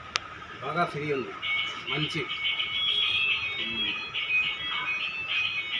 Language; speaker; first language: Telugu; non-native, learner; Hindi